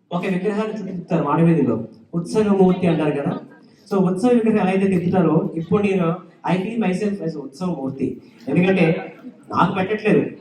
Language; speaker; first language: Telugu; native; Telugu